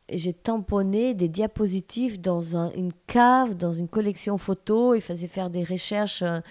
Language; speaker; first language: French; non-native, fluent; Portuguese